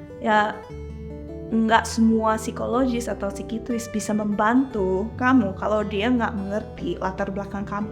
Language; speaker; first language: Indonesian; early bilingual, heritage; English